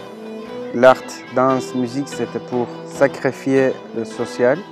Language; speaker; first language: French; non-native, learner; Kurdish